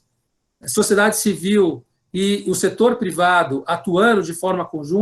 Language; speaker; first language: Portuguese; native; Portuguese